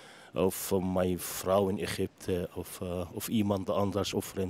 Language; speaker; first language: Dutch; non-native, learner; Arabic